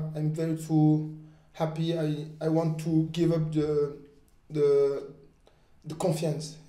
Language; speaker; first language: English; non-native, learner; French